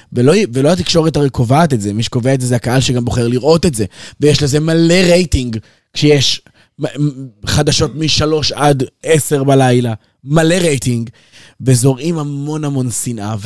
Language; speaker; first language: Hebrew; native; Hebrew